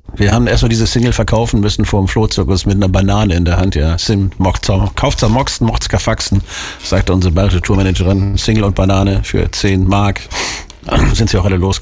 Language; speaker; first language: German; native; German